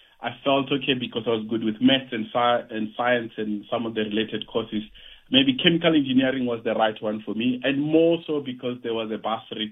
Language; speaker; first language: English; non-native, local second language; Venda